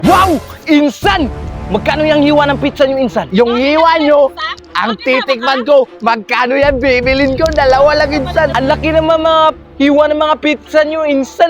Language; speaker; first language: Filipino; non-native, local second language; Cebuano